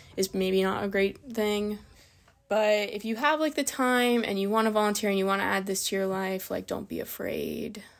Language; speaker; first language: English; native; English